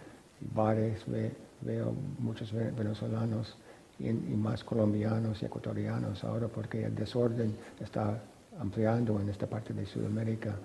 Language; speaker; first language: Spanish; non-native, fluent; English